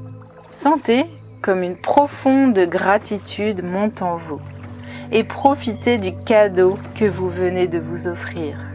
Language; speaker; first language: French; native; French